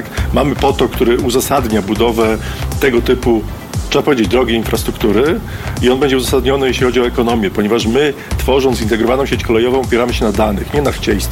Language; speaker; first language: Polish; native; Polish